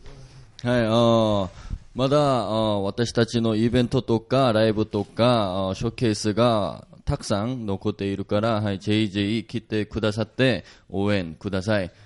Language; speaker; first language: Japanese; non-native, learner; Korean